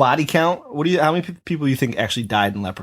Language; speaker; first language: English; native; English